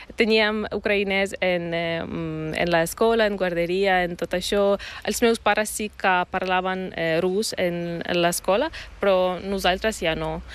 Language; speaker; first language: Catalan; non-native, learner; Ukrainian